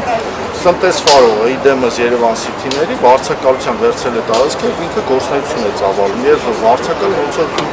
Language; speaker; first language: Armenian; native; Armenian